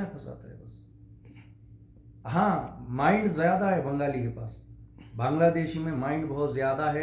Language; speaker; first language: Hindi; native; Hindi